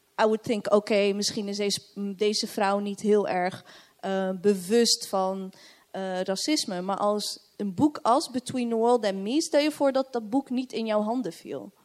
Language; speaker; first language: Dutch; native; Dutch